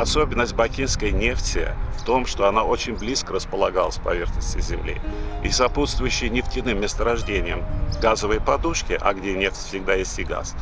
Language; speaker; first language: Russian; native; Russian